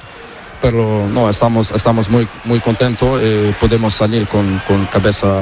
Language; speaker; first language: Spanish; non-native, learner; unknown